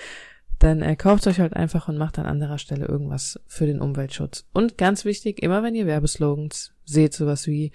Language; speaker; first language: German; native; German